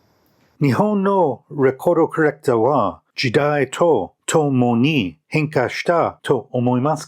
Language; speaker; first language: Japanese; non-native, learner; English